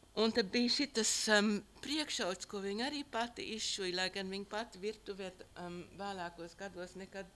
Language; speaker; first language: Latvian; early bilingual, heritage; Latvian